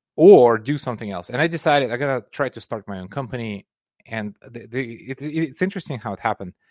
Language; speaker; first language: English; non-native, fluent; Russian